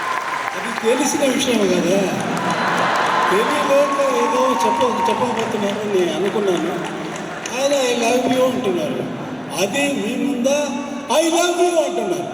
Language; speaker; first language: Telugu; non-native, fluent; Tamil